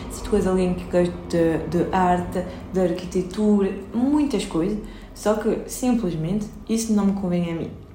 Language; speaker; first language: Portuguese; early bilingual, heritage; Portuguese